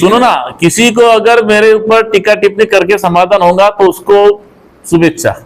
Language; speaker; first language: Hindi; non-native, local second language; Marathi